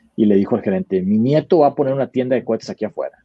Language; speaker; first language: Spanish; native; Spanish